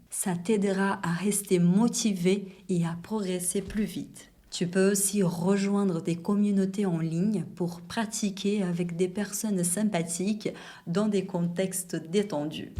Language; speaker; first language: French; non-native, fluent; Portuguese